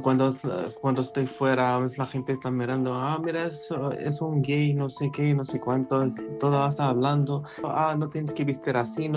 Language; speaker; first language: Spanish; non-native, learner; Arabic